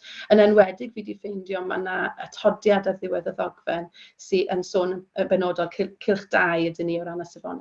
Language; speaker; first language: Welsh; native; Welsh